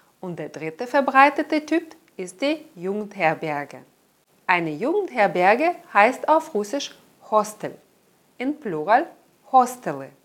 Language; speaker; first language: German; non-native, fluent; Russian